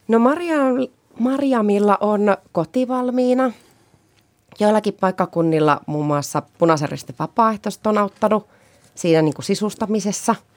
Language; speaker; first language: Finnish; native; Finnish